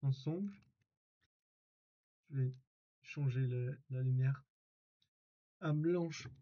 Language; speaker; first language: French; non-native, learner; English